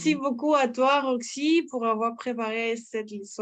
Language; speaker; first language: French; non-native, learner; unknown